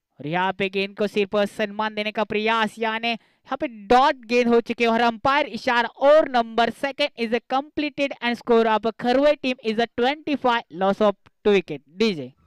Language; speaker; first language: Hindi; non-native, local second language; Marathi